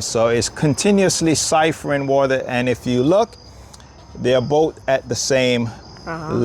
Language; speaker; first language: English; native; English